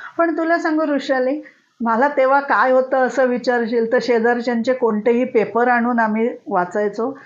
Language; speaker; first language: Marathi; native; Marathi